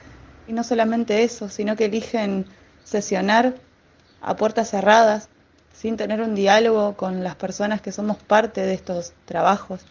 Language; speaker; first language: Spanish; native; Spanish